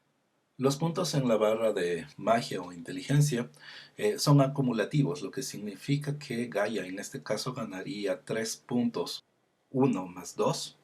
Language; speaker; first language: Spanish; native; Spanish